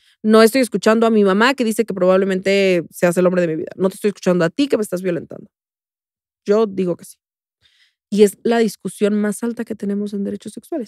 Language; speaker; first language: Spanish; native; Spanish